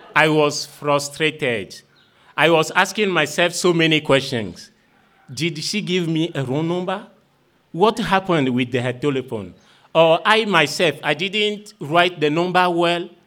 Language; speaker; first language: English; non-native, fluent; Ewe